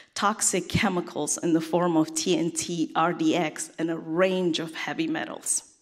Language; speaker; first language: English; non-native, fluent; Tigrinya